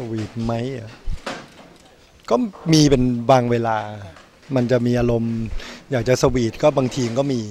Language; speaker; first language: Thai; native; Thai